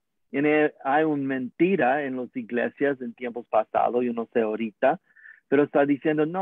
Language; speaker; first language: Spanish; non-native, learner; English